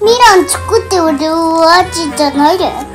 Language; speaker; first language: Japanese; native; Japanese